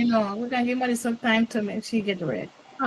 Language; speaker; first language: English; non-native, learner; Spanish